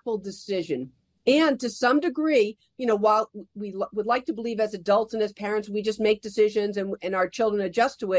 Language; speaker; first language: English; native; English